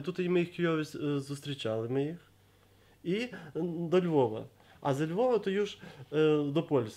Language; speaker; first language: Polish; non-native, learner; Ukrainian